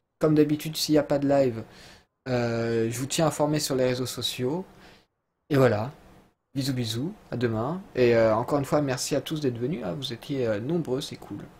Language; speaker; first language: French; native; French